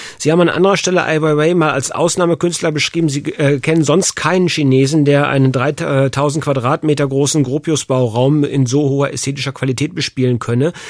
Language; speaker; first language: German; native; German